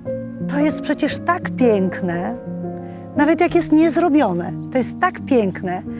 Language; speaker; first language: Polish; native; Polish